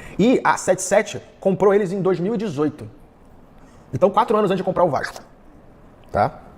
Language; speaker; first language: Portuguese; early bilingual, heritage; Portuguese